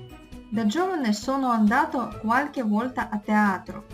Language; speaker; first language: Italian; non-native, fluent; Russian